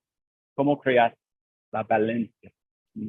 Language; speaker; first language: Spanish; non-native, learner; English